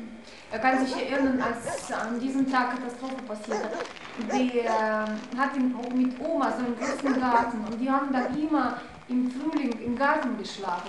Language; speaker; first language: German; non-native, fluent; Russian